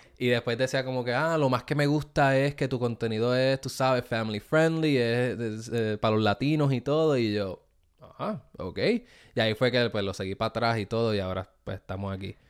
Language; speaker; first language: Spanish; native; Spanish